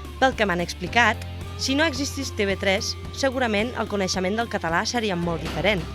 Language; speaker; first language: Catalan; non-native, fluent; German